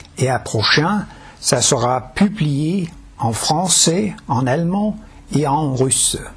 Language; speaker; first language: French; non-native, fluent; Danish